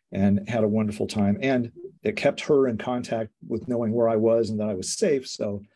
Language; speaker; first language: English; native; English